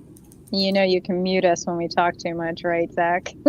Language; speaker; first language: English; native; English